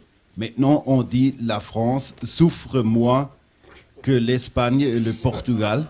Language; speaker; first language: French; non-native, learner; German